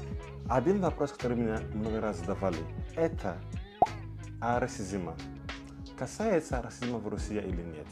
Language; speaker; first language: Russian; non-native, learner; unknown